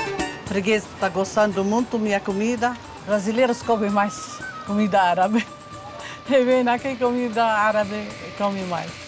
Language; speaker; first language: Portuguese; non-native, learner; Arabic